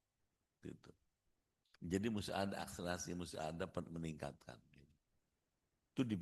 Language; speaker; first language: Indonesian; native; Indonesian